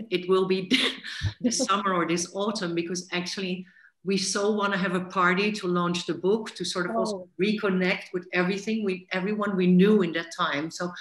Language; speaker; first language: English; non-native, fluent; Dutch